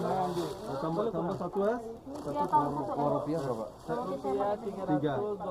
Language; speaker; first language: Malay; non-native, learner; Arabic